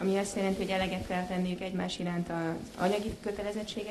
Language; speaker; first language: Hungarian; native; Hungarian